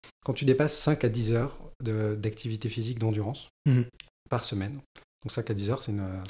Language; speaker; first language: French; native; French